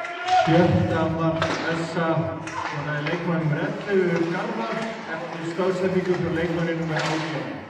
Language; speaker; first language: Icelandic; native; Icelandic